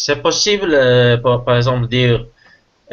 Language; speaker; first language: French; non-native, learner; Spanish